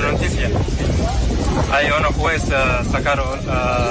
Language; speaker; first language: Spanish; non-native, learner; Arabic